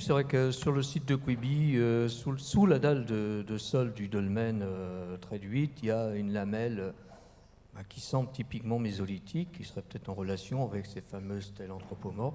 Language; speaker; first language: French; native; French